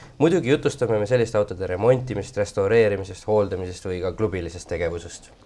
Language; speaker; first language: Estonian; native; Estonian